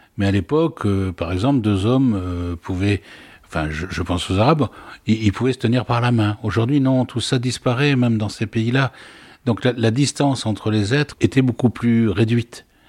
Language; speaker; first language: French; native; French